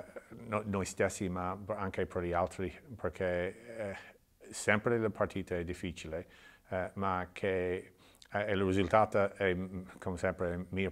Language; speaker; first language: Italian; non-native, learner; English